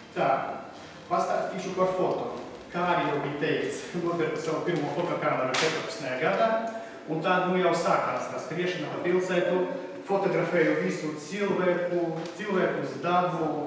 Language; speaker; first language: Latvian; non-native, local second language; Russian